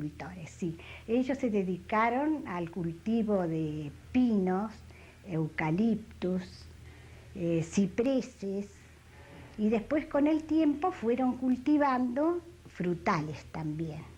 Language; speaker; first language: Spanish; native; Spanish